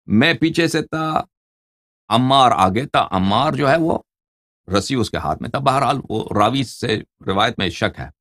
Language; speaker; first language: Urdu; non-native, fluent; Persian